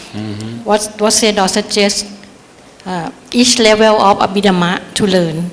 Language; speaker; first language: English; non-native, learner; Thai